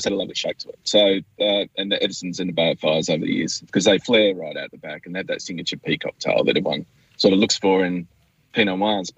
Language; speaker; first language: English; native; English